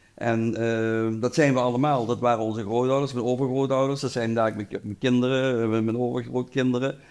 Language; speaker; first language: Dutch; native; Dutch